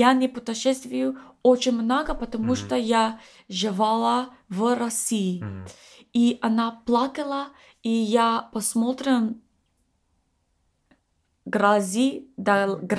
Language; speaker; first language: Russian; non-native, learner; English